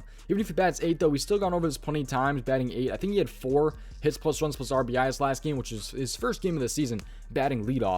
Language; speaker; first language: English; native; English